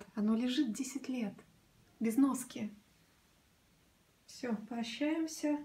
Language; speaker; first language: Russian; native; Russian